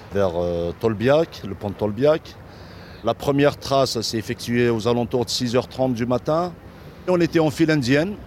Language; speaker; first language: French; non-native, fluent; German